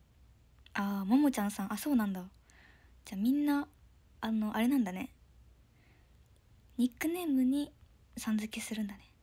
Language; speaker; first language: Japanese; native; Japanese